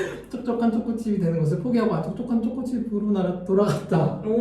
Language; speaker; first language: Korean; native; Korean